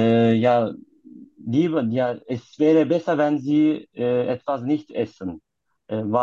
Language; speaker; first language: German; non-native, learner; Turkish